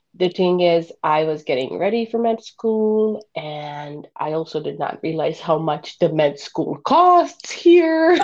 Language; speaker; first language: English; non-native, fluent; Bosnian